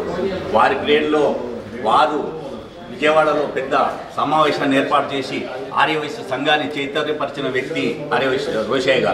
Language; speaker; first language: Telugu; native; Telugu